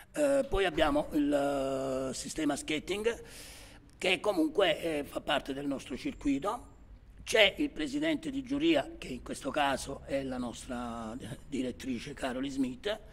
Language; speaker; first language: Italian; native; Italian